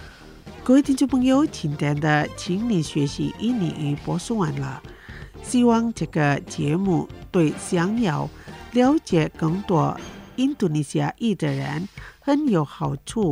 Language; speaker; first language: Chinese; early bilingual, heritage; Chinese